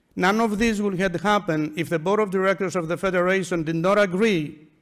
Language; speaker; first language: English; non-native, fluent; Greek